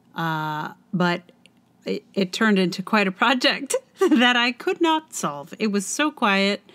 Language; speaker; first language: English; native; English